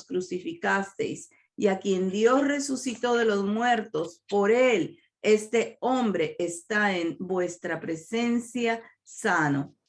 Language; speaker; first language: Spanish; native; Spanish